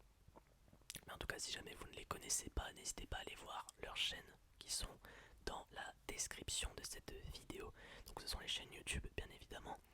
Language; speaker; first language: French; native; French